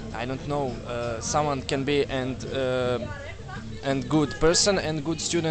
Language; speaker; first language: English; non-native, learner; Serbian